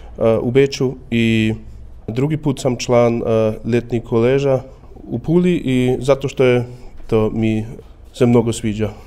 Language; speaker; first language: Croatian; non-native, learner; German